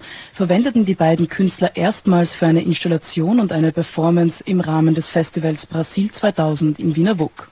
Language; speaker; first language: German; native; German